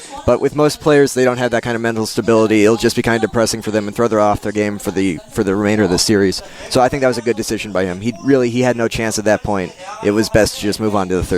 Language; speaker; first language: English; native; English